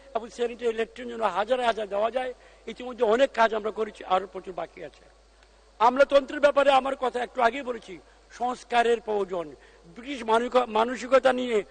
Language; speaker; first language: Bangla; native; Bangla